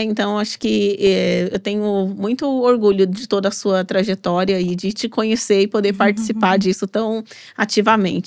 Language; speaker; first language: Portuguese; native; Portuguese